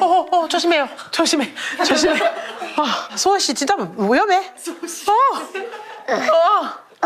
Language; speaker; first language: Korean; non-native, learner; English